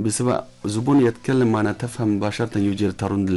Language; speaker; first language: Arabic; non-native, learner; Chinese